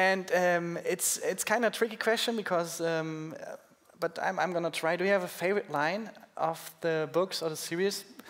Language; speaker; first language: English; non-native, fluent; German